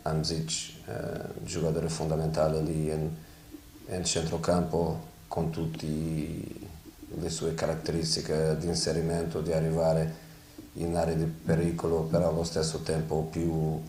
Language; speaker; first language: Italian; non-native, fluent; Portuguese